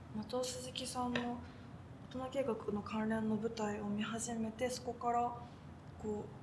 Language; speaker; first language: Japanese; native; Japanese